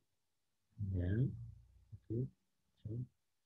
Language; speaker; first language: Spanish; native; Spanish